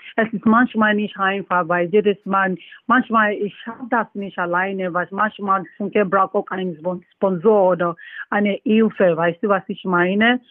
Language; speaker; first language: German; non-native, learner; Yoruba